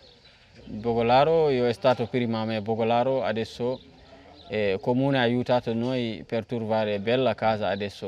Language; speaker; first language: Italian; non-native, learner; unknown